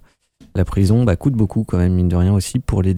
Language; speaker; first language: French; native; French